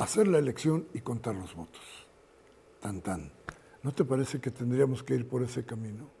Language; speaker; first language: Spanish; native; Spanish